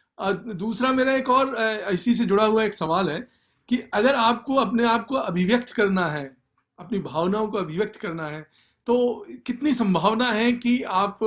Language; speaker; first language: Hindi; native; Hindi